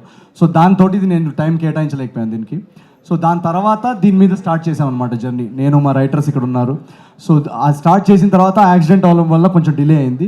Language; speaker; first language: Telugu; native; Telugu